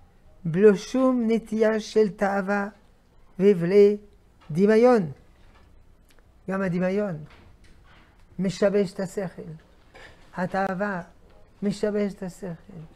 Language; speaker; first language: Hebrew; non-native, fluent; French